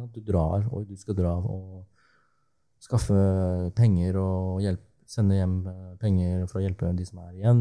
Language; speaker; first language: Norwegian; early bilingual, other home language; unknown